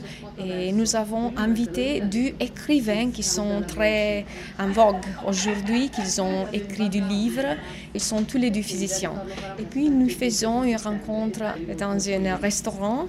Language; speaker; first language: French; non-native, fluent; Italian